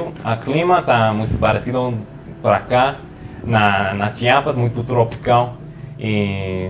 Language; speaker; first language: Portuguese; non-native, learner; English